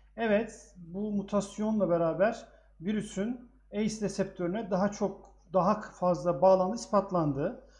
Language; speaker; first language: Turkish; native; Turkish